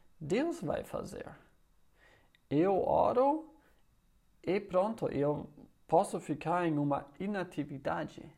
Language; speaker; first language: Portuguese; non-native, learner; German